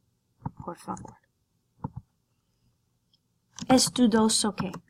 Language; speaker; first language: Spanish; non-native, fluent; English